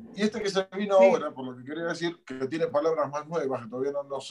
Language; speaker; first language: Spanish; native; Spanish